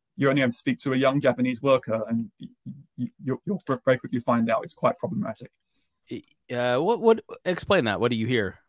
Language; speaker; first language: English; native; English